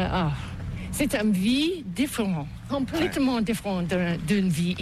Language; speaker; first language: French; non-native, local second language; English